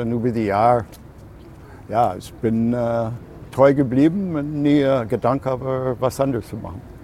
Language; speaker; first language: German; non-native, fluent; English